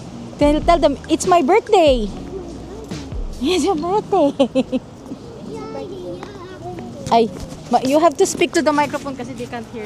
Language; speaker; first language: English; non-native, local second language; Filipino